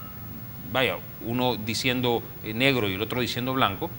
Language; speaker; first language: Spanish; native; Spanish